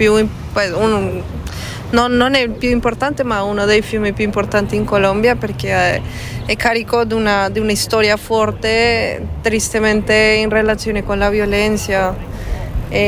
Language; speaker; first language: Italian; non-native, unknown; Spanish